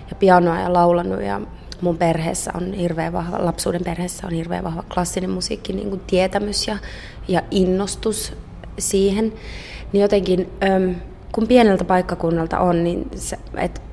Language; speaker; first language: Finnish; native; Finnish